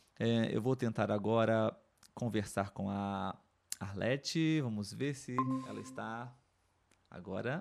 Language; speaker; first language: Portuguese; native; Portuguese